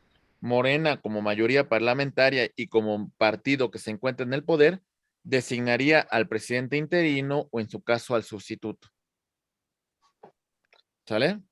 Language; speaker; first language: Spanish; native; Spanish